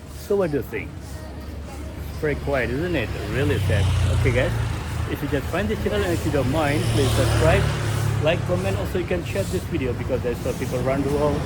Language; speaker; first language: English; non-native, learner; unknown